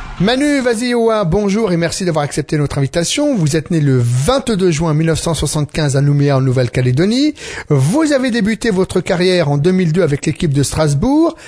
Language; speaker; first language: French; native; French